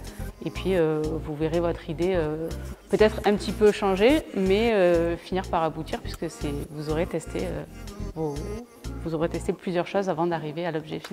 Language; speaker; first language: French; native; French